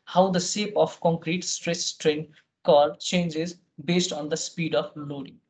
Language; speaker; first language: English; non-native, local second language; Nepali